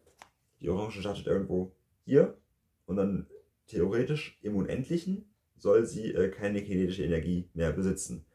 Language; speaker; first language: German; native; German